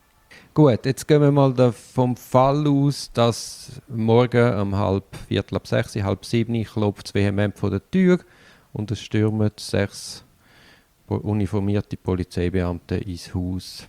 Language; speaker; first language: German; native; German